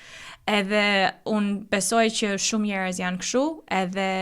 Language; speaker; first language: Albanian; early bilingual, heritage; Albanian